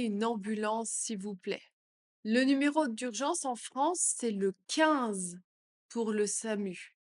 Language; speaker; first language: French; native; French